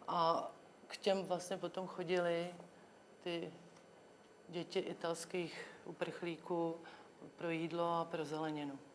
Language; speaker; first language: Czech; native; Czech